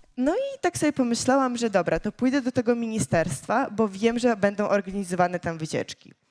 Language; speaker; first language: Polish; early bilingual, other home language; Ukrainian